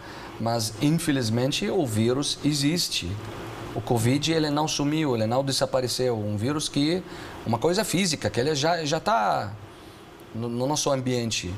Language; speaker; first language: Portuguese; non-native, fluent; Arabic